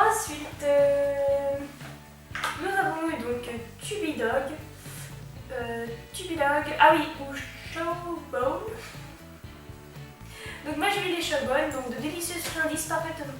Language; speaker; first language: French; native; French